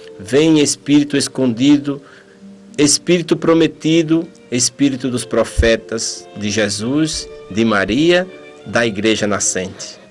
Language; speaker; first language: Portuguese; native; Portuguese